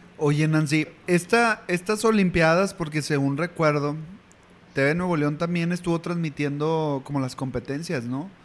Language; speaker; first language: Spanish; native; Spanish